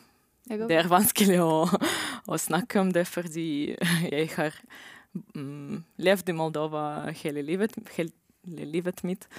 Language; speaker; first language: Norwegian; non-native, learner; Romanian